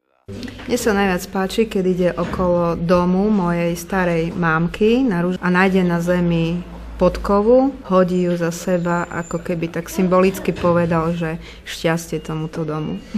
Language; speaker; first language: Slovak; native; Slovak